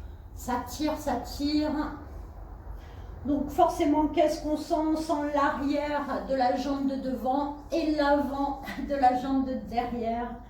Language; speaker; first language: French; native; French